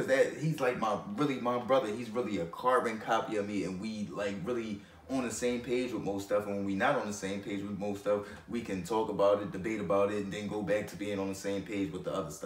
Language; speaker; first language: English; native; English